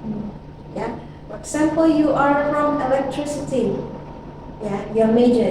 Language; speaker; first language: English; non-native, fluent; Indonesian